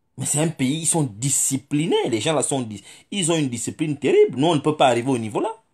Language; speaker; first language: French; non-native, local second language; Fang